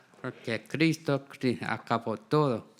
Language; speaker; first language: Spanish; non-native, learner; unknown